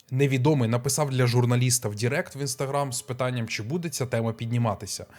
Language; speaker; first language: Ukrainian; native; Ukrainian